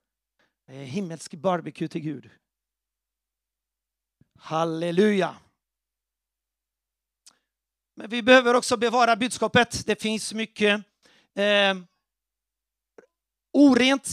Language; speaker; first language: Swedish; non-native, fluent; Portuguese